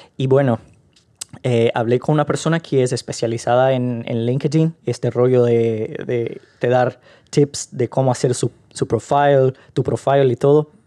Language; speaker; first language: Spanish; non-native, fluent; Portuguese